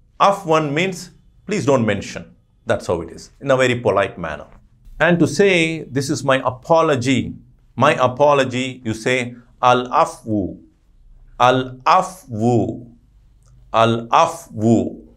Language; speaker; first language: English; non-native, local second language; Urdu